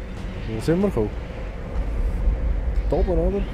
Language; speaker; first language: German; native; German